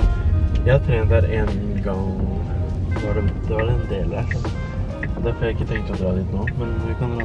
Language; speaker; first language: Norwegian; early bilingual, other home language; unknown